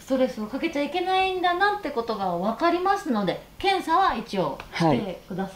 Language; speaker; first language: Japanese; native; Japanese